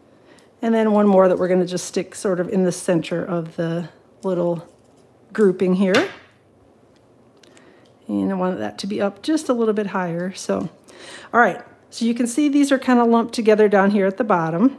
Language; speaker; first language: English; native; English